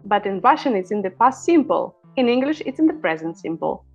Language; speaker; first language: English; non-native, fluent; Russian